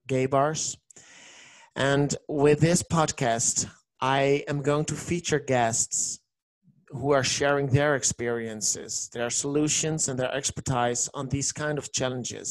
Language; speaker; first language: English; non-native, fluent; Dutch